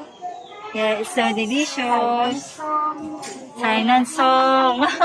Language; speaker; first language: English; non-native, local second language; Filipino